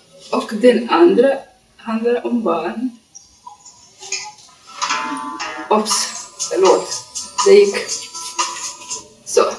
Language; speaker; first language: Swedish; non-native, learner; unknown